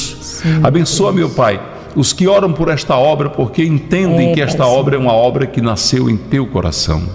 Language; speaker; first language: Portuguese; native; Portuguese